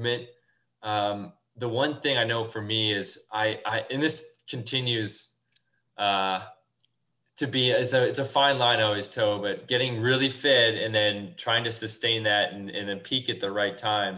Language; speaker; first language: English; native; English